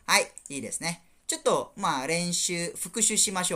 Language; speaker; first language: Japanese; non-native, fluent; Malay